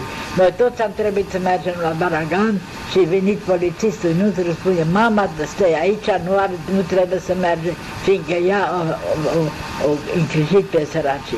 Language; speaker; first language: Romanian; non-native, local second language; German